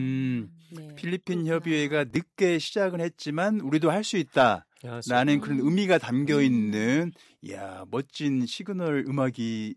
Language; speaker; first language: Korean; native; Korean